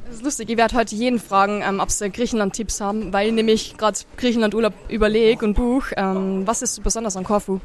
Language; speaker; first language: German; native; German